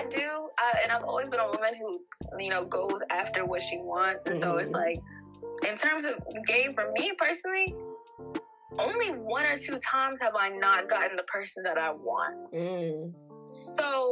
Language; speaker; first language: English; native; English